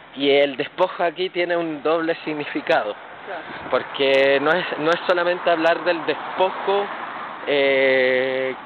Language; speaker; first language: Spanish; native; Spanish